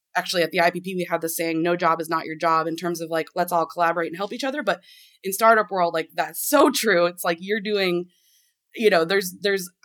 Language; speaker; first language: English; native; English